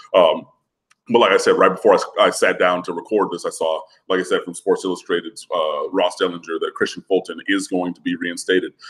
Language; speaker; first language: English; native; English